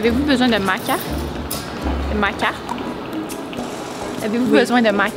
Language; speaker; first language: French; native; French